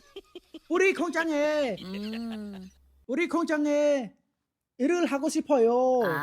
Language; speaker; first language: Korean; non-native, learner; Khmer